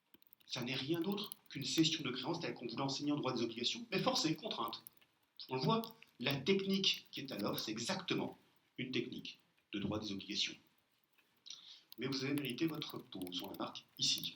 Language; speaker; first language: French; native; French